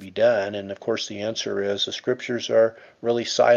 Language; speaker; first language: English; native; English